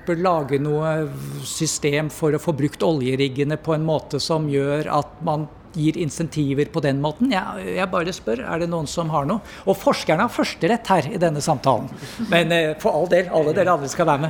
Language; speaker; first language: Norwegian; native; Norwegian